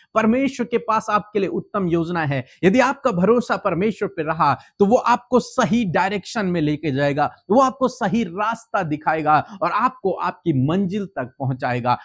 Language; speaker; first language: Hindi; native; Hindi